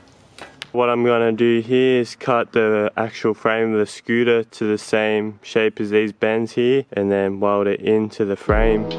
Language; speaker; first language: English; native; English